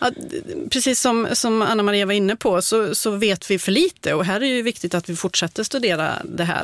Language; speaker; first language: Swedish; native; Swedish